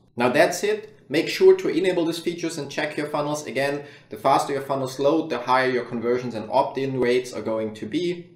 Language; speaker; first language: English; non-native, fluent; German